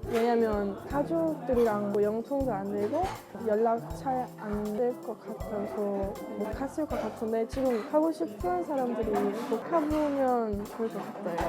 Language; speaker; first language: Korean; non-native, learner; German